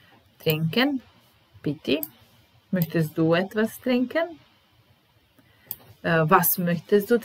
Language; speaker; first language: German; non-native, fluent; Serbian